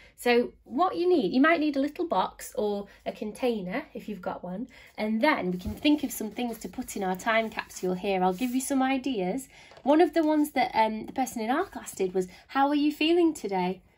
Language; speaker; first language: English; native; English